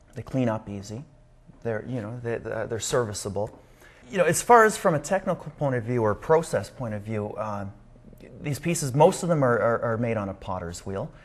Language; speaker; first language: English; native; English